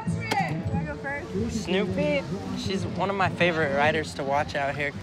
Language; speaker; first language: English; native; English